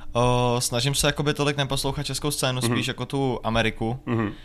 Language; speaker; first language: Czech; native; Czech